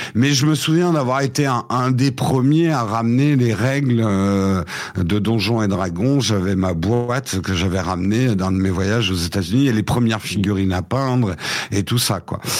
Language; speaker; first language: French; early bilingual, other home language; English